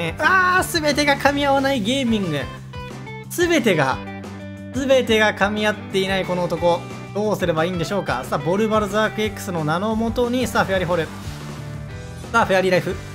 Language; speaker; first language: Japanese; native; Japanese